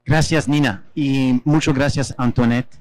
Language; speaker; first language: Spanish; non-native, fluent; French